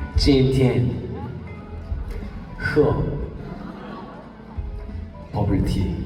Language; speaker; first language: Chinese; non-native, learner; Korean